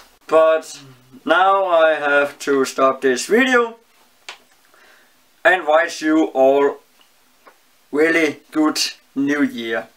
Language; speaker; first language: English; non-native, learner; Danish